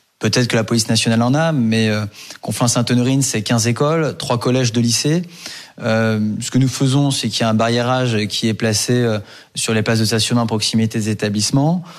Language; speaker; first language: French; native; French